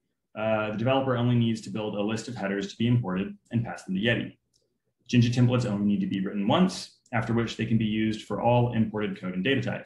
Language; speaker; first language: English; native; English